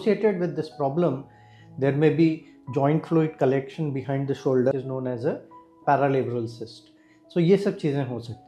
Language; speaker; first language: English; non-native, local second language; Hindi